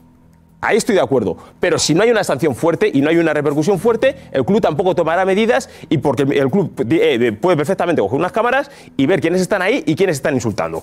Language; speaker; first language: Spanish; native; Spanish